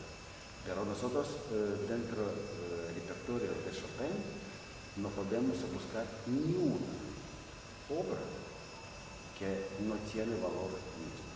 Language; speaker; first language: Spanish; non-native, learner; Russian